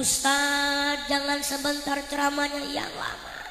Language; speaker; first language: Indonesian; native; Indonesian